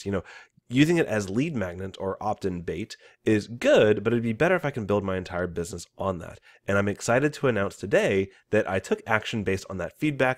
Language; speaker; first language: English; native; English